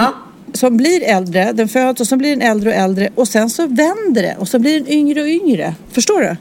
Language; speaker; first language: Swedish; native; Swedish